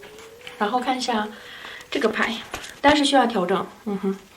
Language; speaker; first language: Chinese; native; Chinese